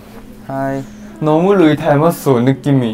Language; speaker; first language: Korean; non-native, fluent; Thai